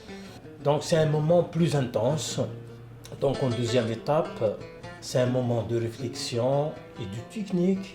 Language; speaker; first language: French; non-native, local second language; Kabyle